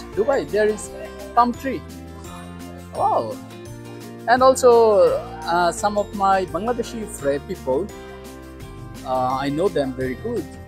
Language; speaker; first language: English; non-native, learner; Bangla